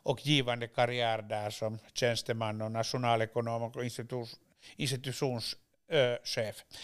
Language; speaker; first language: Swedish; non-native, local second language; Finnish